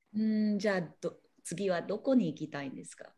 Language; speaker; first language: Japanese; non-native, learner; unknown